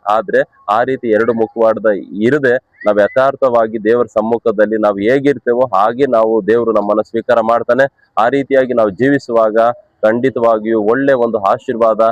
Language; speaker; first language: Kannada; native; Kannada